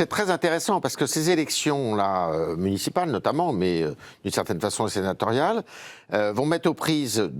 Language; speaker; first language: French; native; French